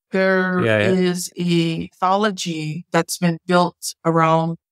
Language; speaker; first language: English; native; English